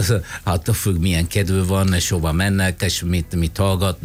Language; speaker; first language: Hungarian; non-native, fluent; Italian